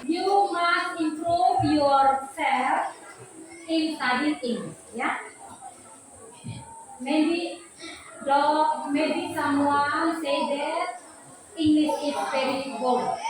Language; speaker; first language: English; non-native, learner; Indonesian